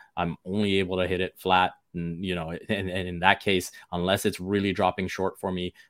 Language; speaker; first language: English; early bilingual, other home language; Hindi